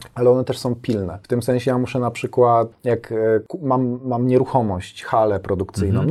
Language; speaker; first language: Polish; native; Polish